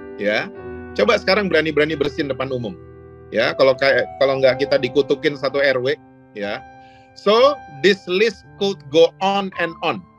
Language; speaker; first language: Indonesian; native; Indonesian